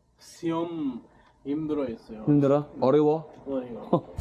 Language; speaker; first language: Korean; non-native, learner; Bangla